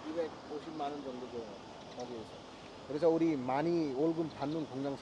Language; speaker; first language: Korean; non-native, learner; Bangla